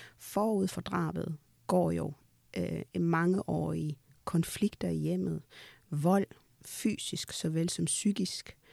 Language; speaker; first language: Danish; early bilingual, other home language; Amharic